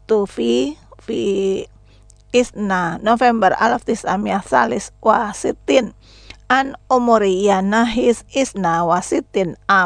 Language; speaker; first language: Arabic; non-native, fluent; Indonesian